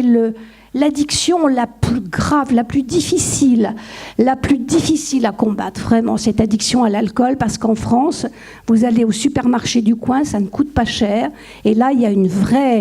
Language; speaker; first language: French; native; French